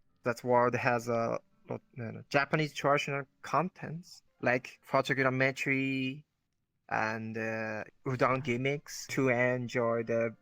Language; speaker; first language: English; non-native, learner; Japanese